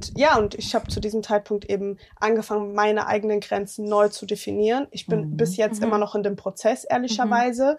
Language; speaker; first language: German; early bilingual, other home language; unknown